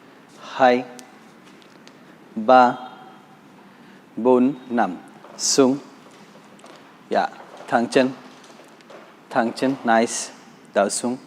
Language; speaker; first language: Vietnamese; non-native, learner; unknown